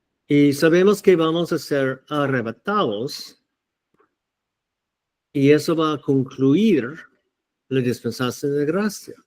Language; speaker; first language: Spanish; non-native, fluent; English